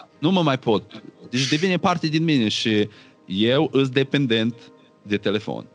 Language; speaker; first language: Romanian; native; Romanian